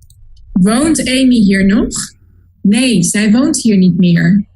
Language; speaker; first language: Dutch; non-native, learner; Spanish